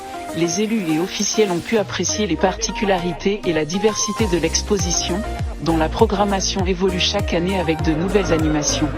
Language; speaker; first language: French; native; French